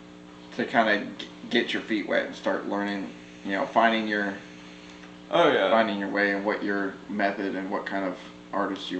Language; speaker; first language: English; native; English